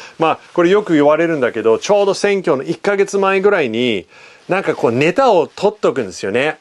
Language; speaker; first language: Japanese; non-native, fluent; English